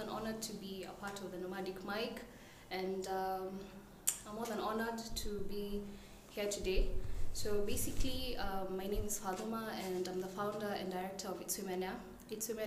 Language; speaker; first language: English; non-native, local second language; Somali